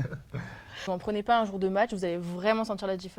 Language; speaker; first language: French; native; French